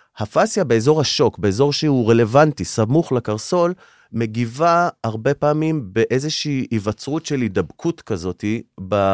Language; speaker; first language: Hebrew; native; Hebrew